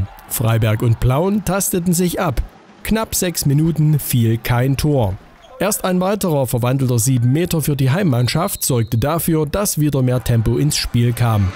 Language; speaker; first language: German; native; German